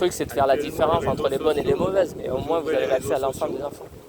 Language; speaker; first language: French; native; French